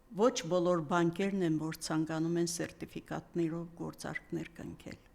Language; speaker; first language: Armenian; native; Armenian